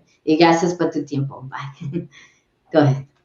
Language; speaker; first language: Spanish; early bilingual, heritage; English